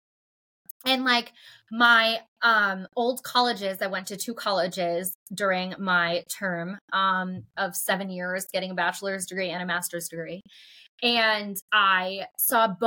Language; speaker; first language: English; native; English